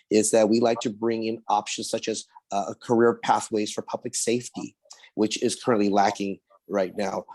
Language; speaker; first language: English; early bilingual, other home language; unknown